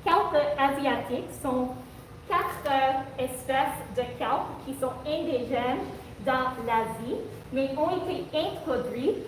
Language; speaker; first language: French; non-native, local second language; English